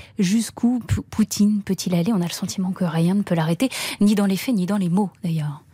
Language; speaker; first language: French; native; French